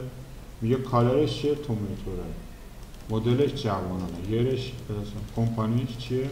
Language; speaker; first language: Persian; native; Persian